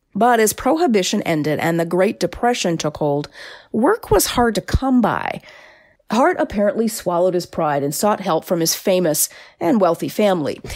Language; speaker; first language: English; native; English